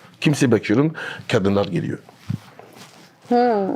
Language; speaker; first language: Turkish; non-native, learner; French